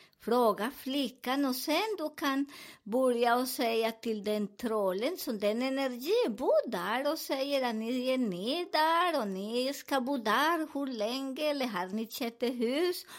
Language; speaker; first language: Swedish; non-native, learner; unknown